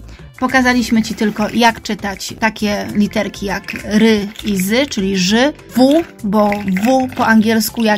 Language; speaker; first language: Polish; native; Polish